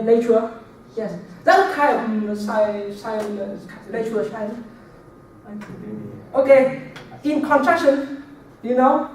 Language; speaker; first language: English; non-native, learner; Vietnamese